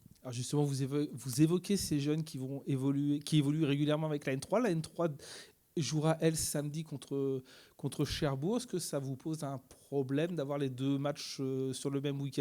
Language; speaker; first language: French; native; French